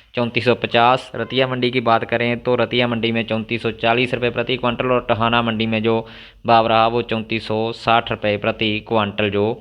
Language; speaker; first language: Hindi; non-native, local second language; Punjabi